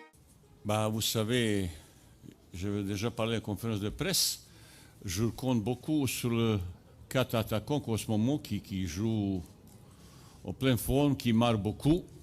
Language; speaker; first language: French; non-native, fluent; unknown